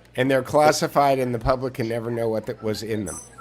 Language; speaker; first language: English; native; English